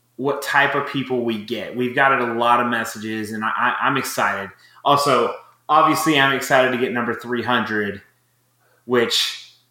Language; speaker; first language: English; native; English